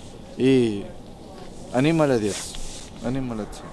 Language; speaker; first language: Russian; non-native, fluent; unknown